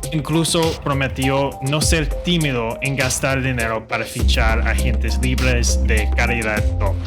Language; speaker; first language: Spanish; non-native, fluent; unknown